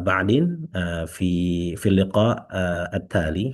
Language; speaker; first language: Arabic; non-native, fluent; Indonesian